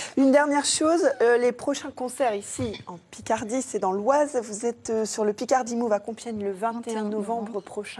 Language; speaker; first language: French; native; French